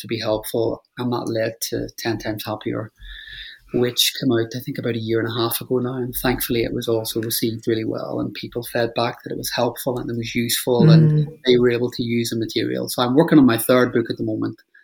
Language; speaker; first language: English; native; English